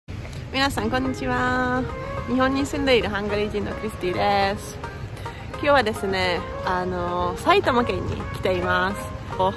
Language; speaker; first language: Japanese; non-native, fluent; Hungarian